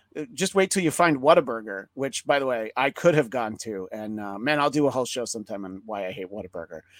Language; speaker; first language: English; native; English